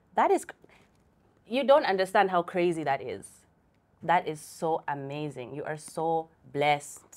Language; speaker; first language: English; non-native, local second language; Bemba